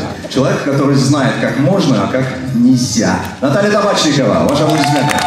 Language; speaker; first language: Russian; native; Russian